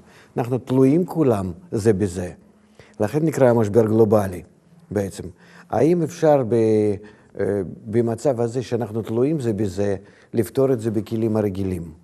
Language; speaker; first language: Hebrew; non-native, fluent; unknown